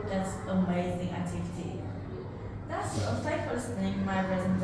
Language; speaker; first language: English; non-native, learner; Vietnamese